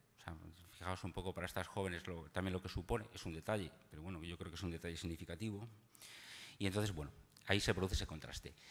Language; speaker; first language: Spanish; native; Spanish